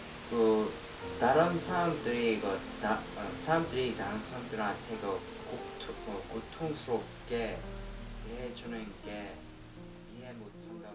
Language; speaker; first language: Korean; non-native, learner; English